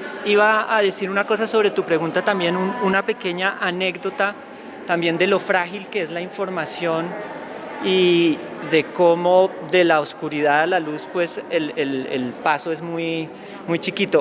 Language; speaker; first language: Spanish; native; Spanish